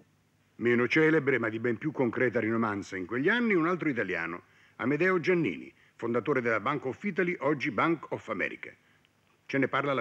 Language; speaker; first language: Italian; native; Italian